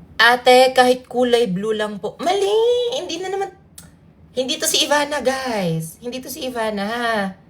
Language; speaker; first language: Filipino; non-native, local second language; Cebuano